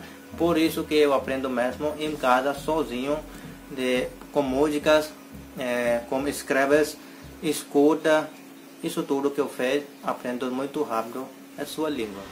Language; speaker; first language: Portuguese; non-native, learner; Hindi